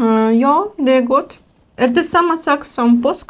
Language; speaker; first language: Swedish; non-native, learner; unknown